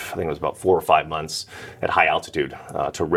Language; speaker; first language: English; native; English